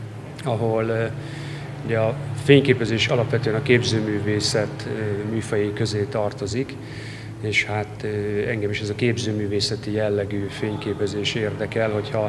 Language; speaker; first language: Hungarian; native; Hungarian